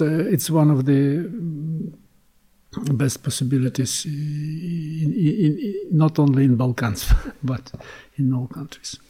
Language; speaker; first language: English; non-native, learner; Ukrainian